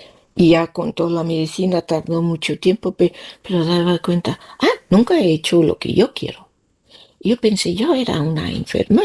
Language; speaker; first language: Spanish; non-native, learner; Danish